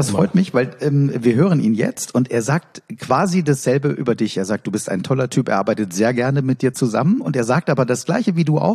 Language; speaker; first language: German; native; German